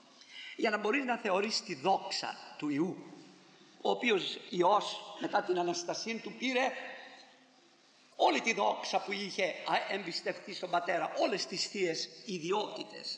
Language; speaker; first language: Greek; native; Greek